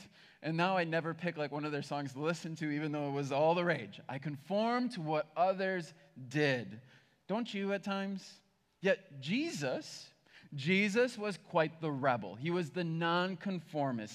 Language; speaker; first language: English; native; English